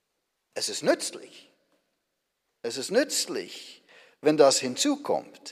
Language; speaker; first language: German; non-native, fluent; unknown